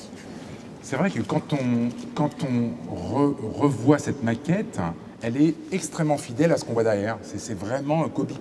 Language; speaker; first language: French; native; French